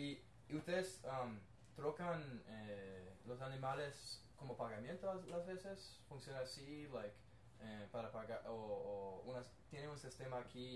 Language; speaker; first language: Spanish; non-native, learner; English